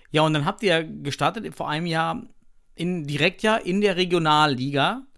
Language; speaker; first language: German; native; German